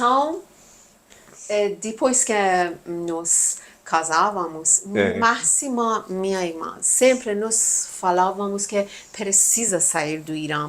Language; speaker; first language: Portuguese; non-native, learner; Persian